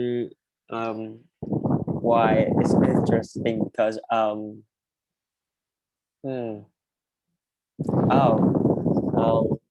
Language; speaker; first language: English; non-native, learner; Vietnamese